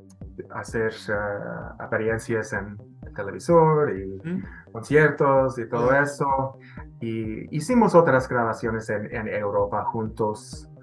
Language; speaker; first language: Spanish; non-native, fluent; English